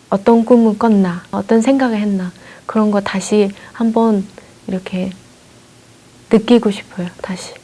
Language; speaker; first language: Korean; non-native, fluent; Chinese